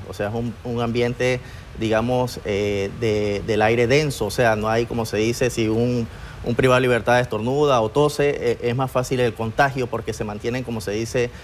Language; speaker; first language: Spanish; native; Spanish